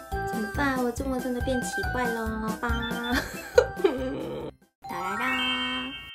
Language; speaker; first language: Chinese; non-native, fluent; Korean